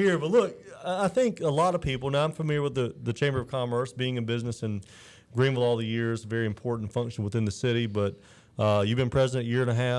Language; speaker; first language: English; native; English